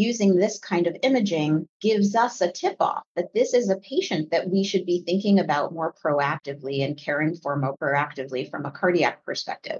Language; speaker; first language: English; native; English